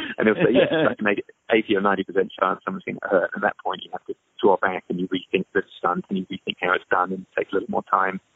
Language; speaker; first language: English; native; English